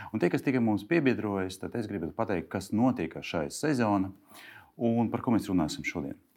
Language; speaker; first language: Latvian; non-native, local second language; Russian